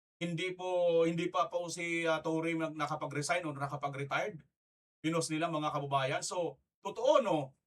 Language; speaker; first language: Filipino; non-native, local second language; Waray